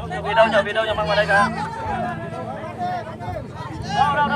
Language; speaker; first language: Vietnamese; non-native, local second language; Hmong